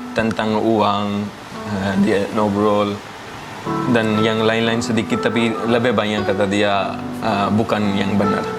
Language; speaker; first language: Indonesian; non-native, fluent; Hindi